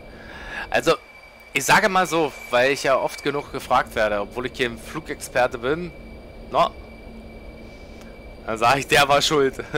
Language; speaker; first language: German; native; German